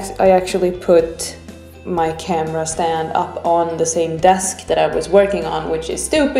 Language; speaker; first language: English; non-native, fluent; Swedish